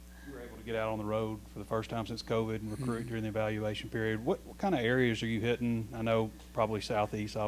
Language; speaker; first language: English; native; English